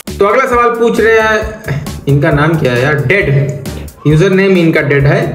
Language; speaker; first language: Hindi; native; Hindi